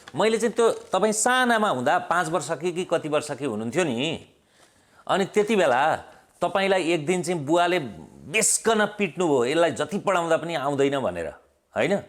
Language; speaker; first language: Nepali; native; Nepali